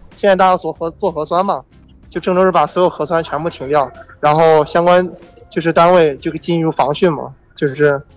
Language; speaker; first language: Chinese; native; Chinese